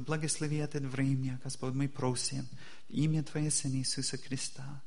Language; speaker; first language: Russian; non-native, fluent; English